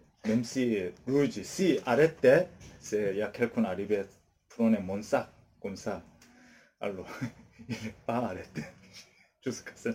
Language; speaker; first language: French; non-native, learner; Korean